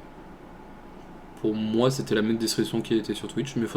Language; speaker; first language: French; native; French